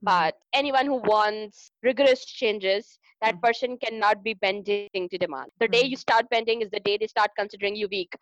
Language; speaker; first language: English; non-native, local second language; Urdu